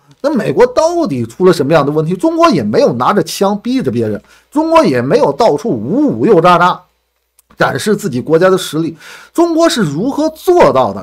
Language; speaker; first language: Chinese; native; Chinese